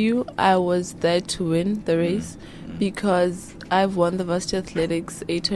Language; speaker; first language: English; non-native, local second language; Southern Sotho